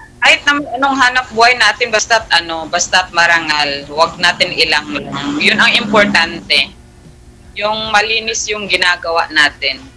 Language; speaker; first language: Filipino; non-native, local second language; Cebuano